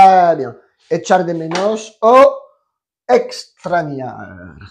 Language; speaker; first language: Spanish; non-native, fluent; French